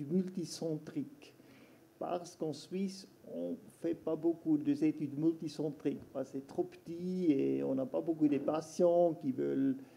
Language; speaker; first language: French; non-native, local second language; German